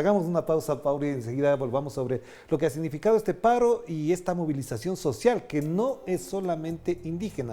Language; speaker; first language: Spanish; native; Spanish